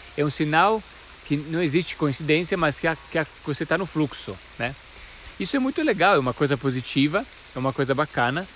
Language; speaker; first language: Portuguese; non-native, fluent; Italian